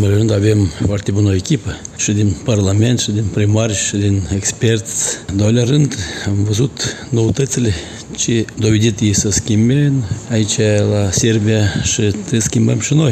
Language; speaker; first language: Romanian; non-native, local second language; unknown